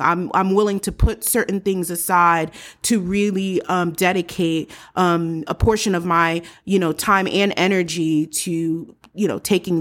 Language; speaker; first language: English; early bilingual, other home language; Haitian Creole